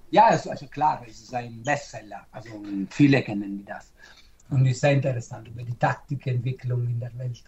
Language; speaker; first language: German; non-native, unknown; Italian